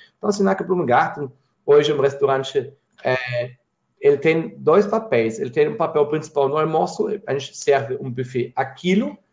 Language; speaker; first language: Portuguese; non-native, fluent; German